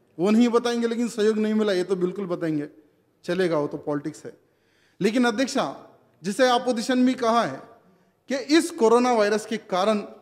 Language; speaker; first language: Hindi; non-native, local second language; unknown